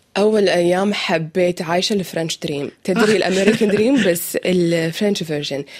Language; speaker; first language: Arabic; native; Arabic